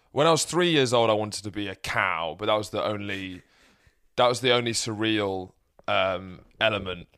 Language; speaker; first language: English; native; English